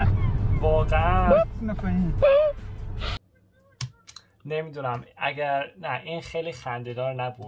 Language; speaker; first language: Persian; early bilingual, heritage; Persian